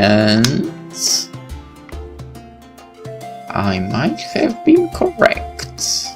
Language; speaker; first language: English; non-native, fluent; Polish